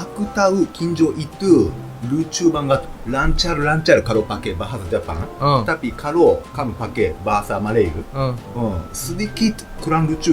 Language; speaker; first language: Indonesian; non-native, learner; Japanese